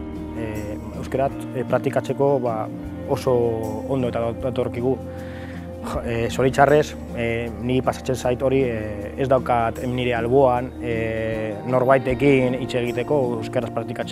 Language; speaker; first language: Basque; non-native, local second language; Spanish